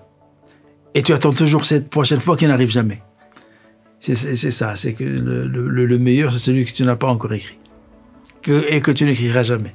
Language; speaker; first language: French; non-native, local second language; Arabic